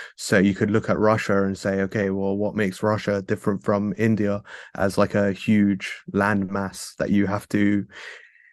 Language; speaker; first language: English; native; English